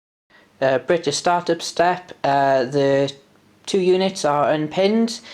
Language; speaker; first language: English; native; English